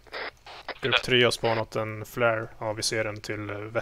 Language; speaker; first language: Swedish; native; Swedish